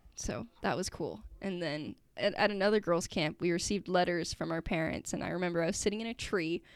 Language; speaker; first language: English; native; English